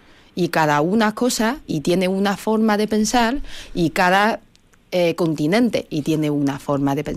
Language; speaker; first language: Spanish; non-native, learner; Chinese